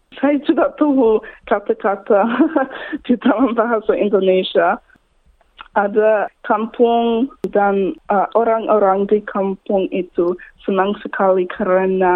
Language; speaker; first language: Indonesian; non-native, learner; English